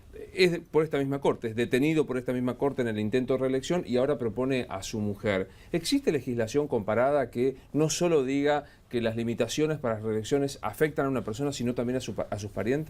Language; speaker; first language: Spanish; native; Spanish